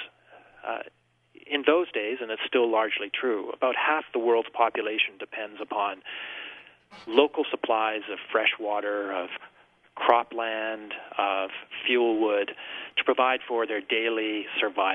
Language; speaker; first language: English; native; English